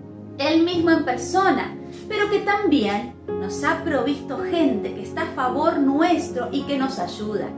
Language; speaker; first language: Spanish; native; Spanish